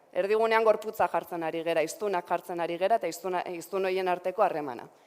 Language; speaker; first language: Basque; native; Basque